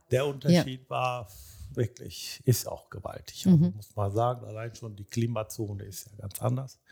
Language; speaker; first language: German; early bilingual, other home language; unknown